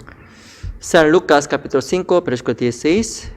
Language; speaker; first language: Spanish; non-native, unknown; Korean